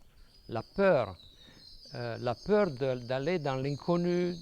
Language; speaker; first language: French; non-native, fluent; Italian